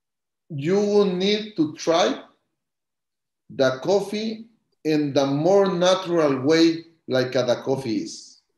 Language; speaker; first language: English; non-native, learner; Spanish